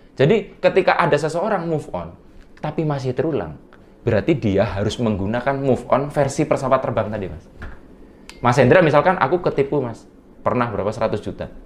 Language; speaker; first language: Indonesian; native; Indonesian